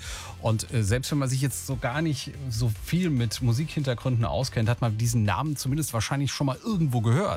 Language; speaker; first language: German; native; German